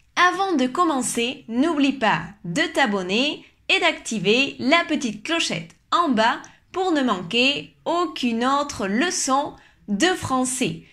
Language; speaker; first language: French; native; French